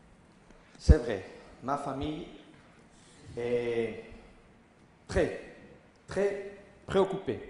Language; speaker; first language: French; non-native, learner; Spanish